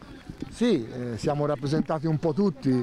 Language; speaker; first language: Italian; native; Italian